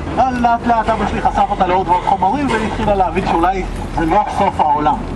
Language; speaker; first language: Hebrew; early bilingual, other home language; Russian